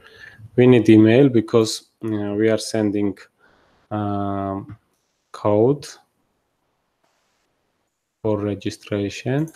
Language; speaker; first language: English; non-native, fluent; Georgian